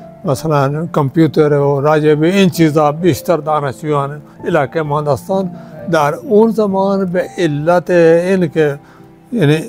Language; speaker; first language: Persian; non-native, fluent; Punjabi